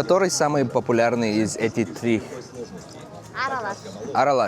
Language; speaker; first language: Russian; non-native, learner; Lithuanian